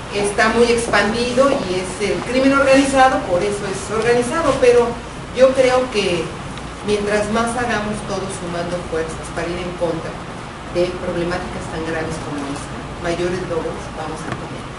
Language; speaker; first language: Spanish; native; Spanish